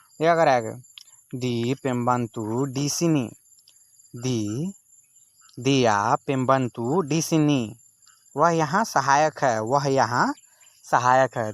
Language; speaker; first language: Hindi; native; Hindi